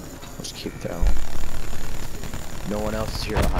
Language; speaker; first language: English; native; English